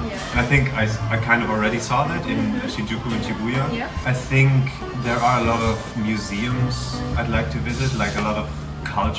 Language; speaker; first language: English; non-native, fluent; German